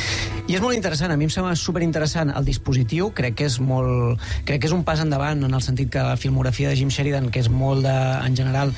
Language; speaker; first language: Catalan; native; Catalan